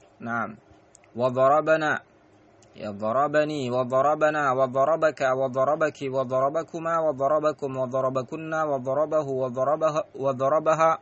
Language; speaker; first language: Arabic; non-native, fluent; Indonesian